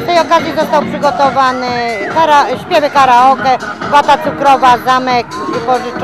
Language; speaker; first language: Polish; native; Polish